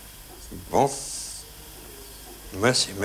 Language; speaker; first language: French; non-native, fluent; Spanish